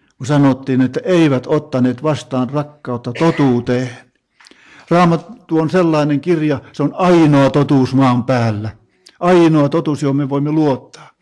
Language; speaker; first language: Finnish; native; Finnish